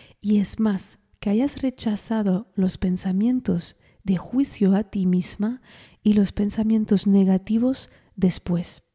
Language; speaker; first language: Spanish; non-native, fluent; French